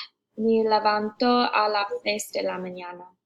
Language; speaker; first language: Spanish; non-native, learner; English